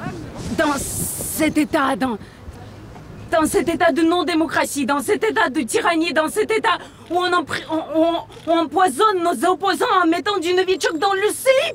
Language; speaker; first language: French; non-native, fluent; Russian